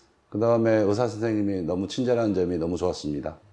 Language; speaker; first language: Korean; native; Korean